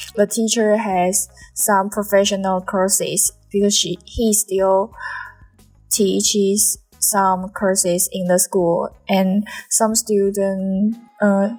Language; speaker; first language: English; non-native, learner; Chinese